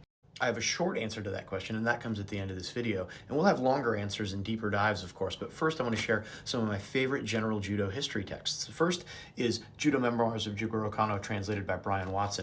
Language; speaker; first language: English; native; English